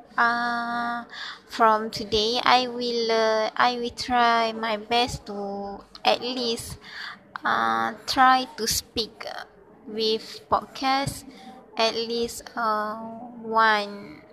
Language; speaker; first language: English; non-native, learner; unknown